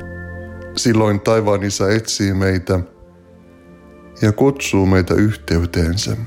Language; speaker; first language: Finnish; native; Finnish